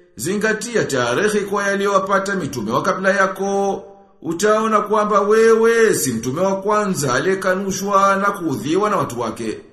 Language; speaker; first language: Swahili; native; Swahili